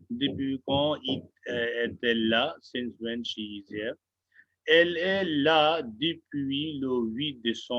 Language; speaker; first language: French; non-native, fluent; Hindi